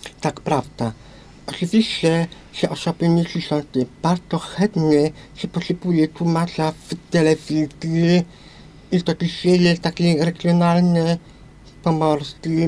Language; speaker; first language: Polish; non-native, local second language; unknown